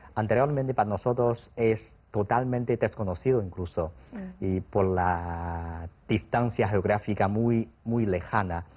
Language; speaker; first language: Spanish; non-native, fluent; Chinese